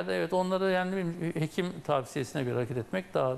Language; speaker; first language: Turkish; native; Turkish